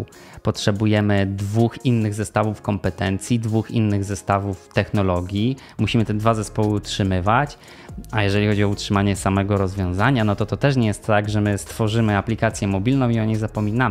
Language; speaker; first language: Polish; native; Polish